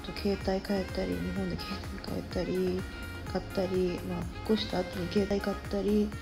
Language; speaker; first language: Japanese; early bilingual, heritage; Japanese